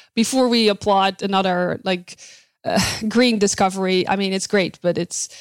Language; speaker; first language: English; non-native, fluent; Dutch